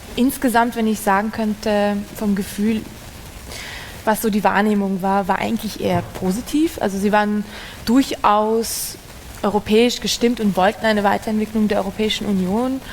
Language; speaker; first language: German; native; German